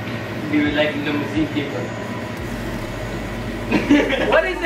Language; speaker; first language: English; non-native, fluent; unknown